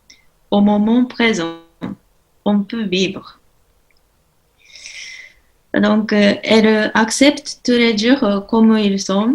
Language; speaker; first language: French; non-native, learner; Japanese